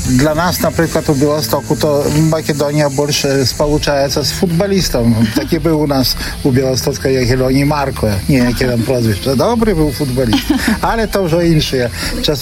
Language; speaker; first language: Polish; non-native, learner; Belarusian